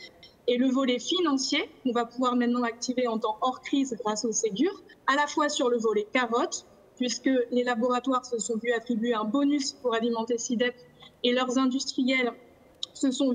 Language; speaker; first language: French; native; French